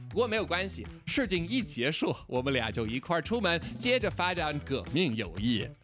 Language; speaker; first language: Chinese; non-native, fluent; English